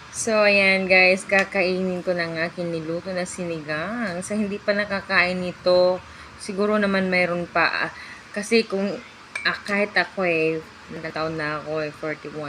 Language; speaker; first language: Filipino; non-native, local second language; Cebuano